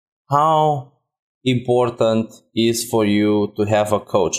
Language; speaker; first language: English; non-native, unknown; Romanian